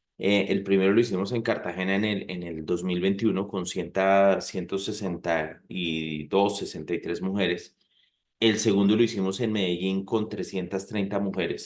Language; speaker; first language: Spanish; native; Spanish